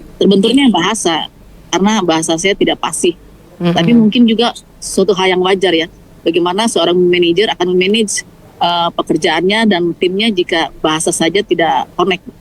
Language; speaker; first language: Indonesian; native; Indonesian